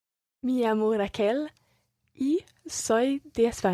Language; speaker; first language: Spanish; non-native, learner; English